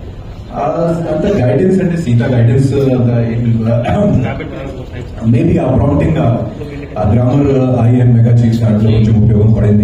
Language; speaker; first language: Telugu; non-native, fluent; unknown